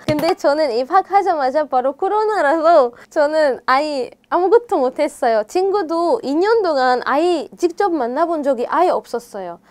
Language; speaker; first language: Korean; non-native, fluent; Arabic